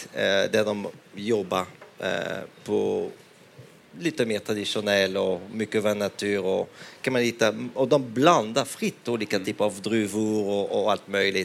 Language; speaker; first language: Swedish; non-native, fluent; French